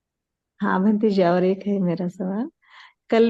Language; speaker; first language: Hindi; native; Hindi